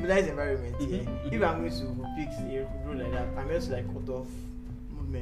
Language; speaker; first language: English; non-native, local second language; Yoruba